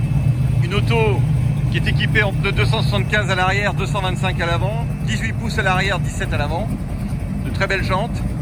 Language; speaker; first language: French; native; French